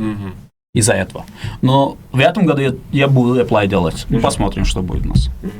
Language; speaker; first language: Russian; non-native, local second language; Uzbek